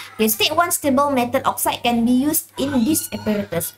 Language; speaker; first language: English; non-native, local second language; Malay